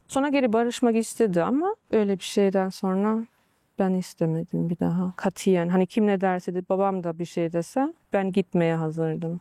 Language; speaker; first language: Turkish; early bilingual, heritage; Turkish